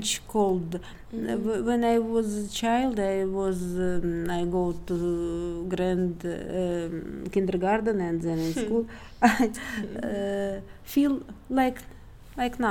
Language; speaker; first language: English; non-native, learner; Russian